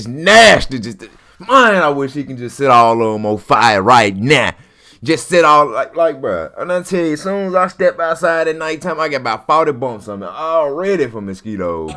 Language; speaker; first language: English; native; English